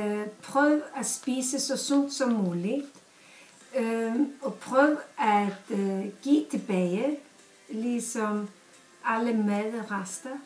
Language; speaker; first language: Danish; non-native, fluent; Icelandic